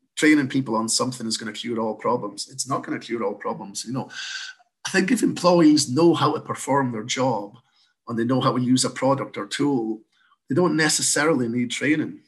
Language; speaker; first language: English; native; English